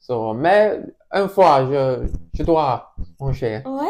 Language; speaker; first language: French; non-native, learner; Swedish